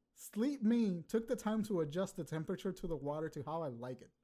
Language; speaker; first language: English; early bilingual, other home language; Spanish